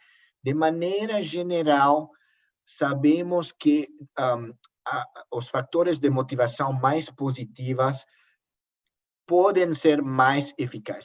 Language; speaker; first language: Portuguese; non-native, learner; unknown